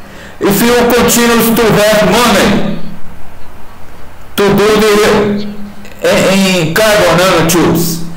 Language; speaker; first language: English; non-native, learner; Portuguese